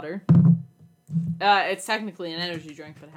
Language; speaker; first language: English; native; English